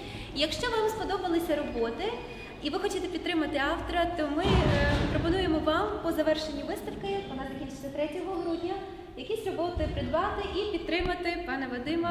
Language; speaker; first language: Ukrainian; native; Ukrainian